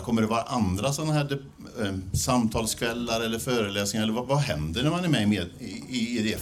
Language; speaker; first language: Swedish; native; Swedish